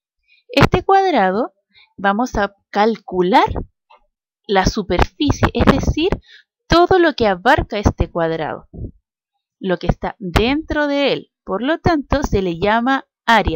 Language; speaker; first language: Spanish; native; Spanish